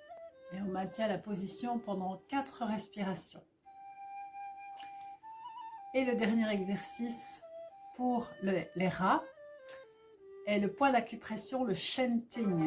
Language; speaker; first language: French; native; French